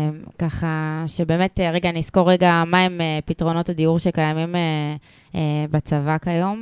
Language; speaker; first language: Hebrew; native; Hebrew